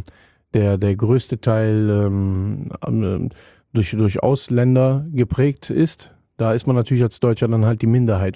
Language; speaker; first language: German; native; German